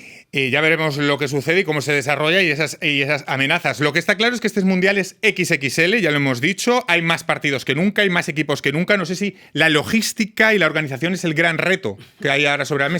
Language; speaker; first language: Spanish; native; Spanish